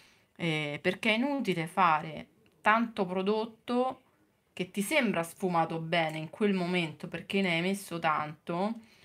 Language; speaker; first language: Italian; native; Italian